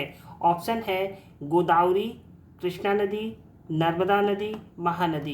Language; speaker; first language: Hindi; native; Hindi